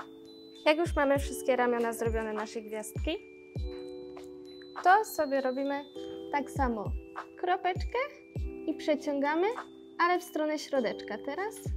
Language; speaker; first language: Polish; native; Polish